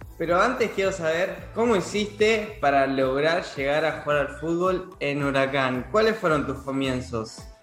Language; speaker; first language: Spanish; native; Spanish